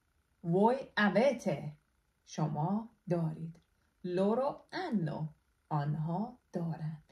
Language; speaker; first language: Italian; non-native, fluent; Persian